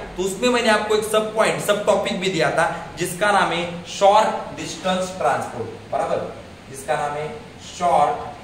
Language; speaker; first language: Hindi; non-native, local second language; Marathi